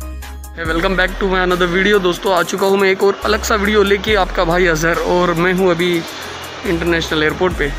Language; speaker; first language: Hindi; native; Hindi